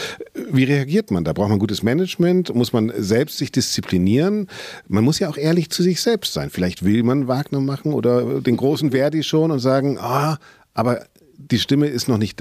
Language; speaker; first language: German; native; German